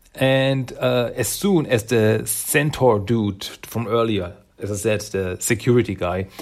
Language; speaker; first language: English; non-native, fluent; German